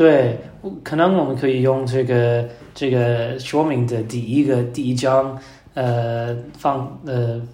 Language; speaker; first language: Chinese; non-native, learner; English